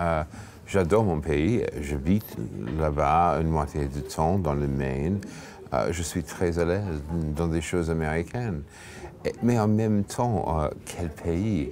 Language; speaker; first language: French; non-native, fluent; English